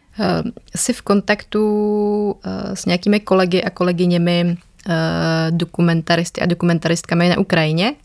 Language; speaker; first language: Czech; native; Czech